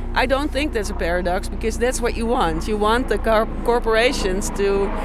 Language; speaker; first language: English; non-native, fluent; Dutch